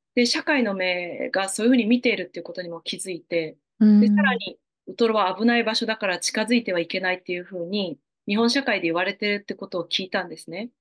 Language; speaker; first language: Japanese; native; Japanese